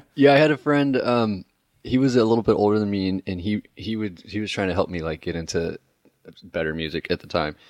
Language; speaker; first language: English; native; English